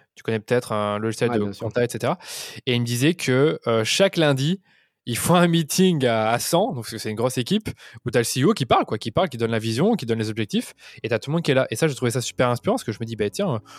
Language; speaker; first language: French; native; French